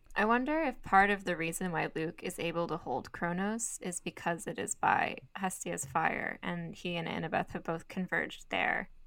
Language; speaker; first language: English; native; English